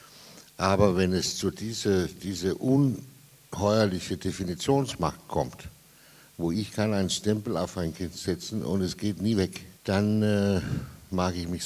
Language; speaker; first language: German; non-native, fluent; Danish